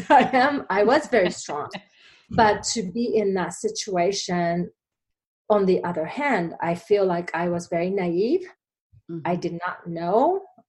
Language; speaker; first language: English; non-native, fluent; Japanese